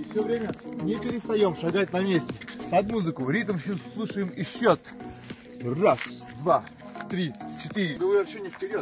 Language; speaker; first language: Russian; native; Russian